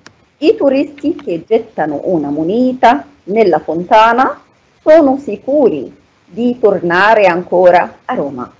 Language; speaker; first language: Italian; non-native, fluent; Arabic